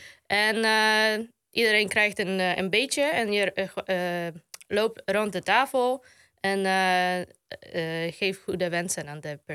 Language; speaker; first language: Dutch; non-native, fluent; Polish